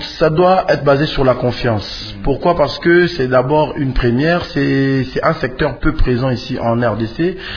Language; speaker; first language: French; non-native, local second language; Lingala